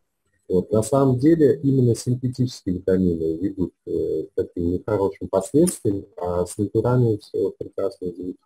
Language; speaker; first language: Russian; native; Russian